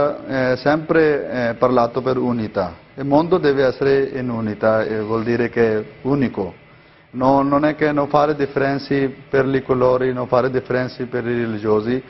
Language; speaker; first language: Italian; non-native, learner; Punjabi